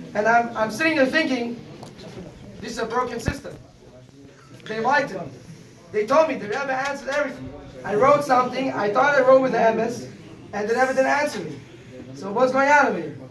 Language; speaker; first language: English; native; English